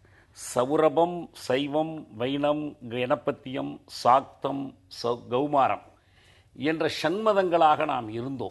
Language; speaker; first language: Tamil; native; Tamil